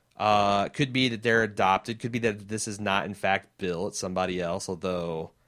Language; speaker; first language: English; native; English